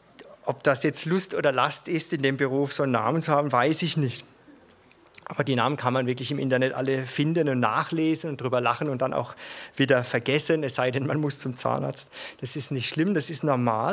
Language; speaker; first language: German; native; German